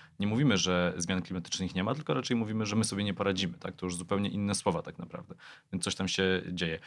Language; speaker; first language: Polish; native; Polish